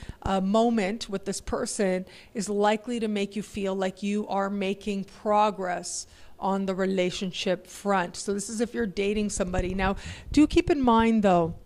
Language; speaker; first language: English; native; English